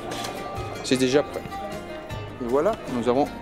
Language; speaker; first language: French; non-native, learner; Spanish